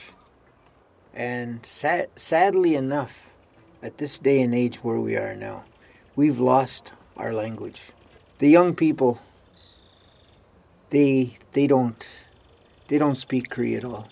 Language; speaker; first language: English; native; English